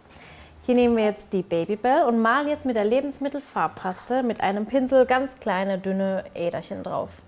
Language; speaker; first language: German; native; German